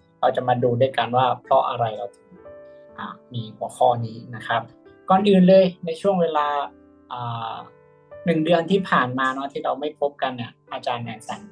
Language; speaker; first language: Thai; native; Thai